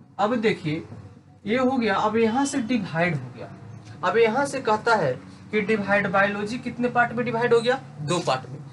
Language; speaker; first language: Hindi; native; Hindi